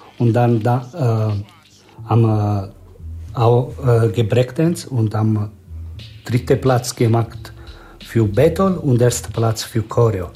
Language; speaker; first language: German; non-native, learner; Italian